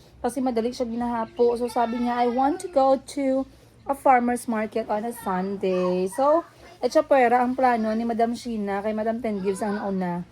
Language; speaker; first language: Filipino; non-native, local second language; Cebuano